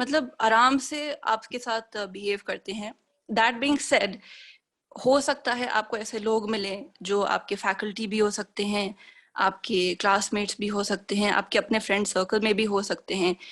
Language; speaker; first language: Hindi; native; Hindi